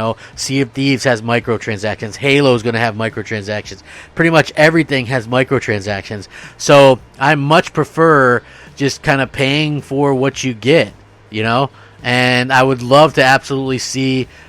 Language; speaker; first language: English; native; English